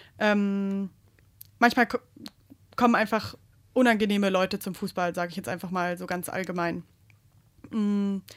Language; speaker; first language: German; native; German